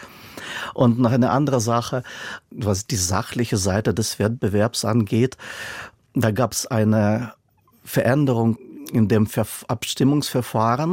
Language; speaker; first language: German; non-native, fluent; Russian